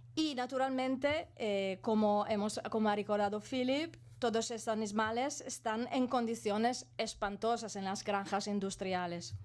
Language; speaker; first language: Spanish; non-native, fluent; Italian